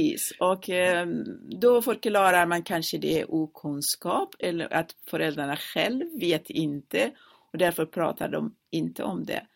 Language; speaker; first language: Swedish; non-native, fluent; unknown